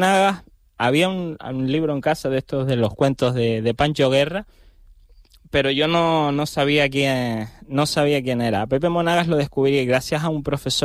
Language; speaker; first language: Spanish; native; Spanish